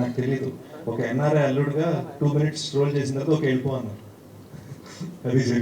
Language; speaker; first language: Telugu; early bilingual, heritage; Telugu